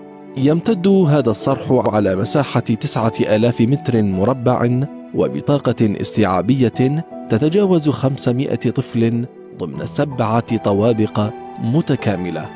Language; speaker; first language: Arabic; native; Arabic